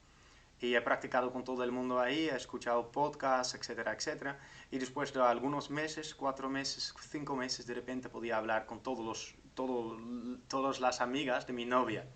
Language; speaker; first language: Spanish; non-native, fluent; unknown